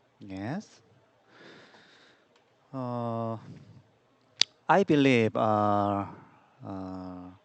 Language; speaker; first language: English; non-native, learner; Korean